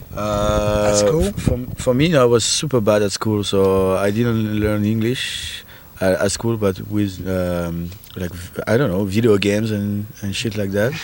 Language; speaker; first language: English; non-native, fluent; French